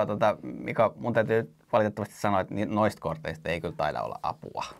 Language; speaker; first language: Finnish; native; Finnish